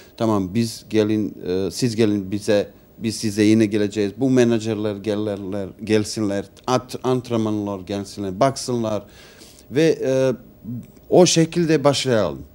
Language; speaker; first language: Turkish; non-native, learner; Serbian